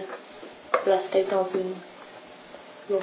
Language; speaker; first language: French; non-native, learner; English